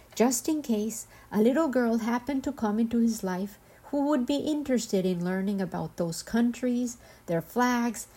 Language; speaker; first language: English; non-native, fluent; Spanish